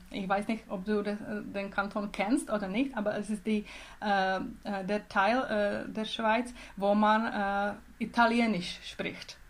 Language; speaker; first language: German; non-native, learner; Czech